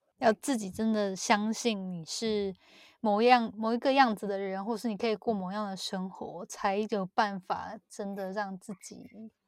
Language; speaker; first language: Chinese; native; Chinese